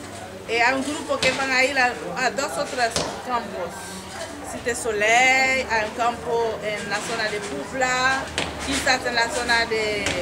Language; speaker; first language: Spanish; non-native, fluent; Haitian Creole